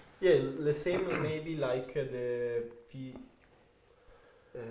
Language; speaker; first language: English; non-native, fluent; Italian